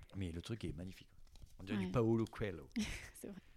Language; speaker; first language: French; native; French